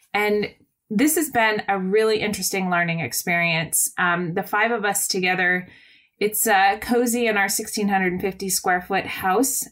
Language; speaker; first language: English; native; English